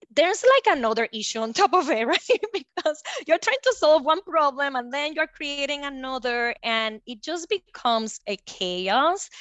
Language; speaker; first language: English; non-native, fluent; Spanish